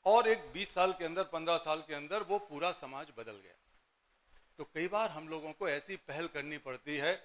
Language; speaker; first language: Hindi; native; Hindi